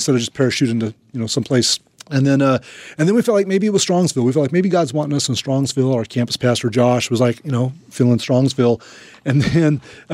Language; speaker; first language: English; native; English